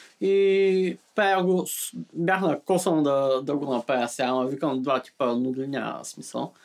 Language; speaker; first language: Bulgarian; native; Bulgarian